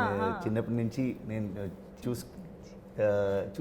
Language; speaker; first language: Telugu; non-native, learner; Kannada